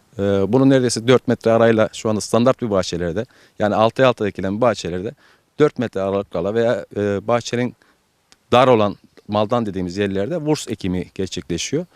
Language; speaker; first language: Turkish; native; Turkish